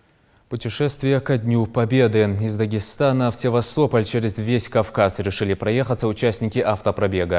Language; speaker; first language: Russian; native; Russian